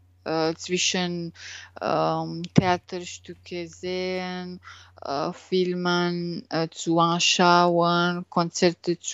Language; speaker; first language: German; non-native, learner; French